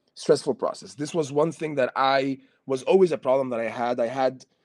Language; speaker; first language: English; non-native, fluent; Arabic